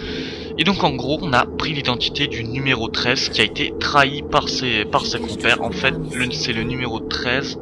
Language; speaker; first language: French; native; French